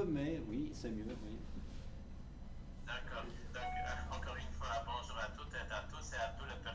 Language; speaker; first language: French; non-native, fluent; Polish